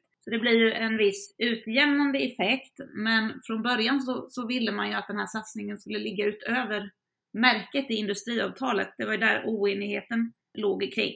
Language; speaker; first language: Swedish; native; Swedish